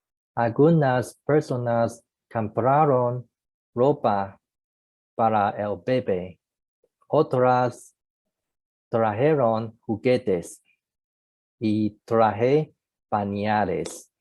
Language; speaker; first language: Spanish; non-native, learner; Chinese